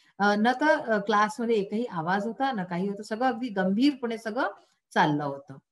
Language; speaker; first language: Marathi; non-native, local second language; Hindi